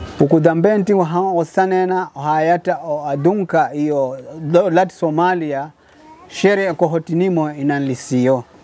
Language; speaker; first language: Somali; non-native, learner; Swahili